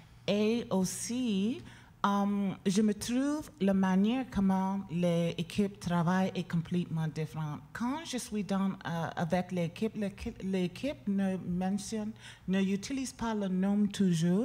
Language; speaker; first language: French; non-native, learner; English